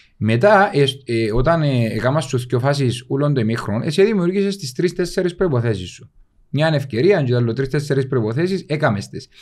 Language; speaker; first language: Greek; native; Greek